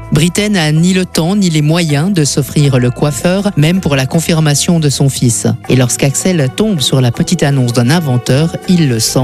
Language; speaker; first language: French; native; French